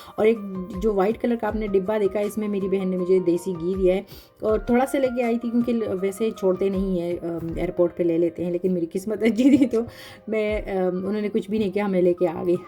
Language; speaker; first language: Urdu; non-native, local second language; Pashto